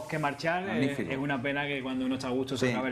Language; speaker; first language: Spanish; native; Spanish